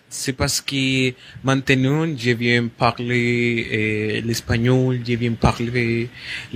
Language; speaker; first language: French; non-native, learner; Spanish